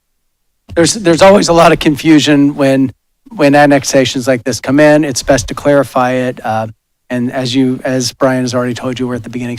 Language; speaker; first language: English; native; English